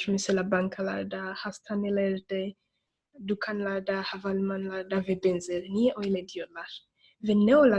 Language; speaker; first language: Turkish; non-native, learner; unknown